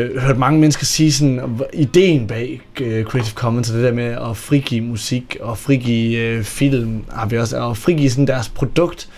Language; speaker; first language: Danish; native; Danish